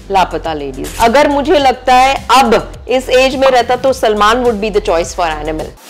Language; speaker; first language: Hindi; non-native, local second language; Tamil